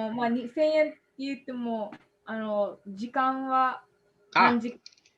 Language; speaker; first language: Japanese; non-native, fluent; English